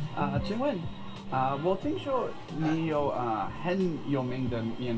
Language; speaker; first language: Chinese; non-native, learner; English